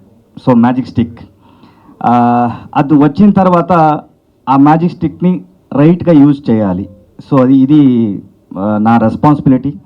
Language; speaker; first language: Telugu; non-native, learner; Kannada